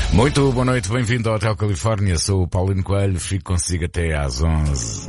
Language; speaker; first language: Portuguese; native; Portuguese